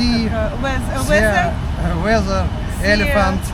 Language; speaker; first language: English; non-native, learner; Russian